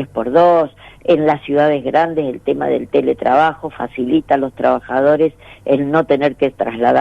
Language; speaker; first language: Spanish; native; Spanish